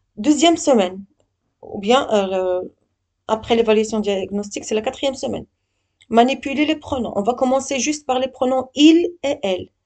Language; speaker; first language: French; non-native, local second language; Arabic